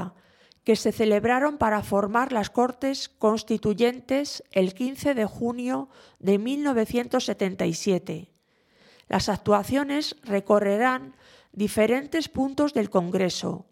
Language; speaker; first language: Spanish; native; Spanish